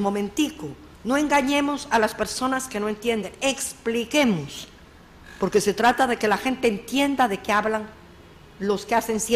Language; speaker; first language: Spanish; non-native, fluent; French